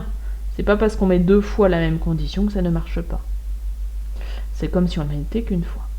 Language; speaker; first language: French; native; French